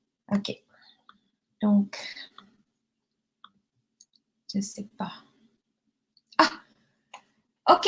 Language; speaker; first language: French; non-native, learner; Japanese